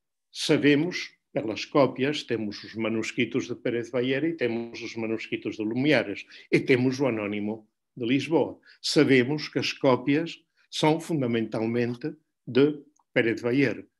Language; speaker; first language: Portuguese; non-native, fluent; Spanish